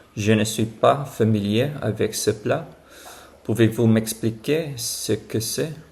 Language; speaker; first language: French; non-native, learner; English